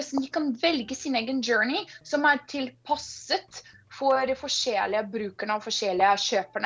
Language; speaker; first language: Norwegian; non-native, fluent; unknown